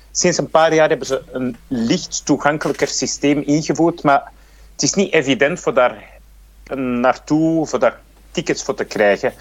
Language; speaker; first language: Dutch; native; Dutch